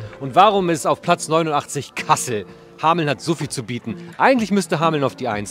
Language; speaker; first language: German; native; German